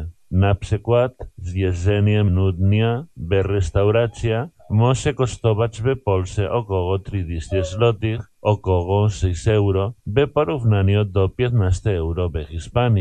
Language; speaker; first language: Polish; non-native, learner; Spanish